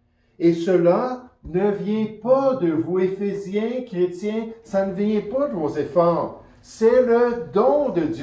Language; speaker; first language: French; native; French